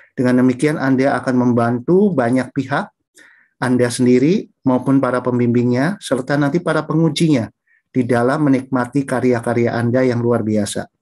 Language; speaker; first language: Indonesian; native; Indonesian